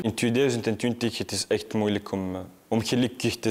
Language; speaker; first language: Dutch; early bilingual, other home language; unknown